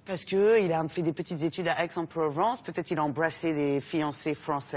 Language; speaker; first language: French; native; French